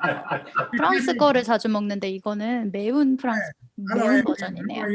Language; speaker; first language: Korean; native; Korean